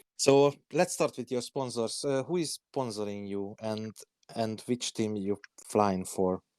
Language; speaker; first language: English; non-native, learner; Hungarian